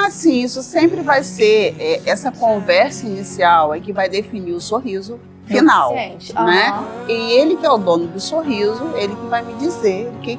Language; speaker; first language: Portuguese; native; Portuguese